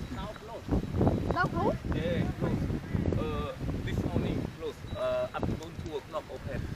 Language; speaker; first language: English; non-native, learner; Khmer